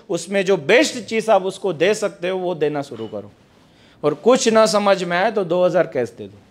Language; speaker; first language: Hindi; non-native, local second language; Gujarati